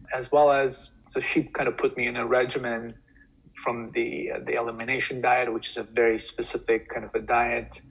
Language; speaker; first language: English; non-native, fluent; Turkish